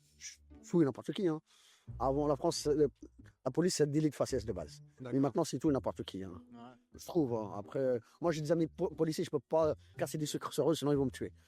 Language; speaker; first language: French; early bilingual, other home language; Arabic